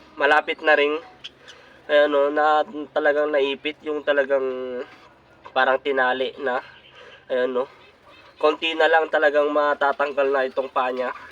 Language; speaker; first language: Filipino; native; Filipino